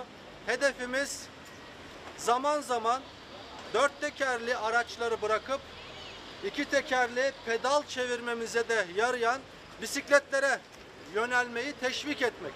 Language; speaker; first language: Turkish; native; Turkish